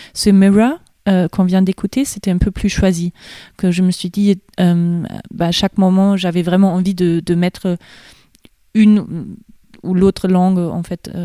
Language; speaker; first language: French; non-native, fluent; German